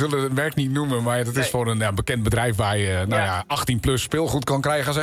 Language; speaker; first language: Dutch; native; Dutch